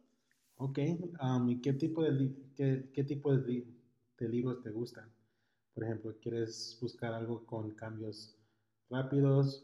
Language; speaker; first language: Spanish; early bilingual, heritage; Spanish